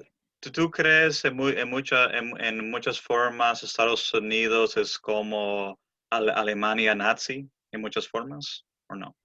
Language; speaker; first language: Spanish; early bilingual, heritage; Spanish